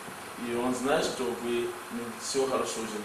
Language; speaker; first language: Russian; non-native, learner; English